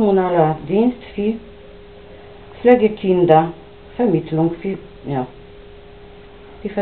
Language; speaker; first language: German; non-native, local second language; Polish